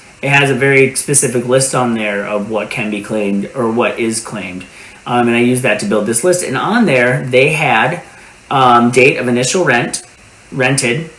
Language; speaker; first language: English; native; English